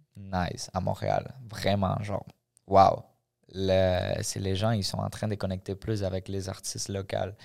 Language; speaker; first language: French; early bilingual, other home language; Spanish